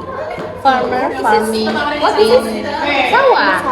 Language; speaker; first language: English; non-native, learner; Indonesian